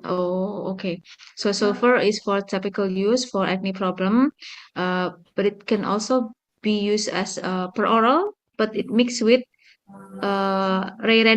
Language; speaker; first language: English; non-native, fluent; Indonesian